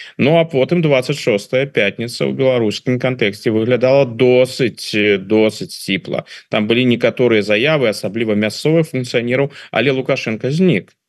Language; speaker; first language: Belarusian; non-native, local second language; Russian